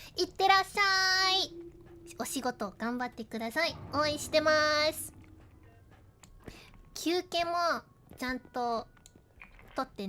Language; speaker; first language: Japanese; non-native, learner; English